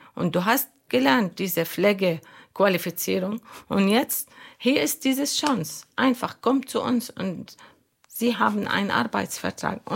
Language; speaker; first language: German; non-native, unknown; Arabic